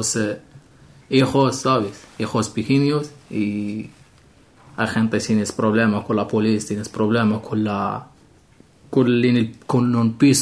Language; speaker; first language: Spanish; non-native, learner; Arabic